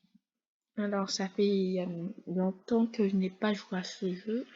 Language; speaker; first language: French; native; French